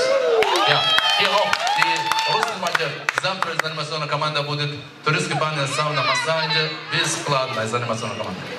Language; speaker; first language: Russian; non-native, learner; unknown